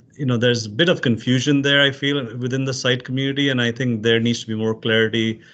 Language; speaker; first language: English; non-native, local second language; Urdu